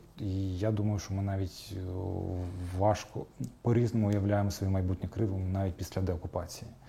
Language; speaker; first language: Ukrainian; non-native, local second language; Crimean Tatar